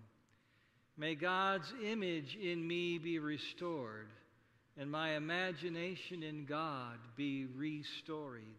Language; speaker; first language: English; native; English